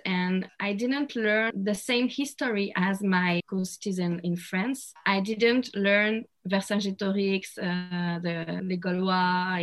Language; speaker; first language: English; non-native, fluent; French